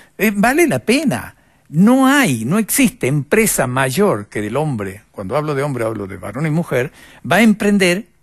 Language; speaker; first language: Spanish; native; Spanish